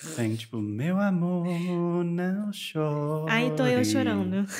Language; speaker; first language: Portuguese; non-native, fluent; English